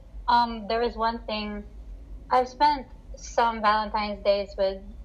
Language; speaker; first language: English; non-native, local second language; Filipino